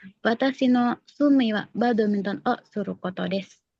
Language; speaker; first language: Japanese; non-native, learner; Indonesian